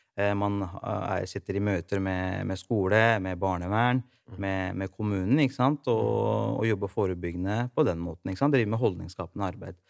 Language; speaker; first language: Norwegian; native; Norwegian